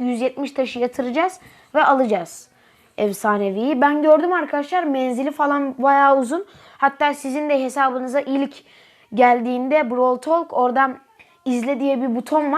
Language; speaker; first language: Turkish; native; Turkish